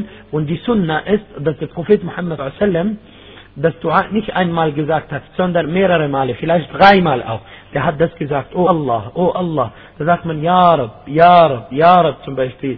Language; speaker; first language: German; non-native, fluent; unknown